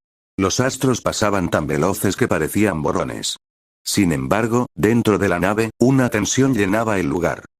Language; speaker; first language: Spanish; native; Spanish